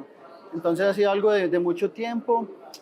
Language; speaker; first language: Spanish; native; Spanish